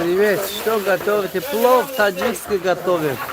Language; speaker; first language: Russian; non-native, local second language; Tajik